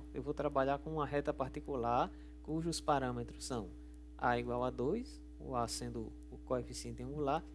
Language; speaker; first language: Portuguese; native; Portuguese